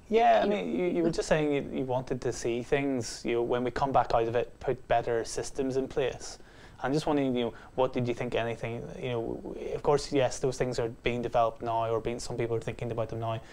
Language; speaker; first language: English; native; English